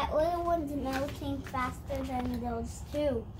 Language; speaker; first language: English; early bilingual, other home language; Russian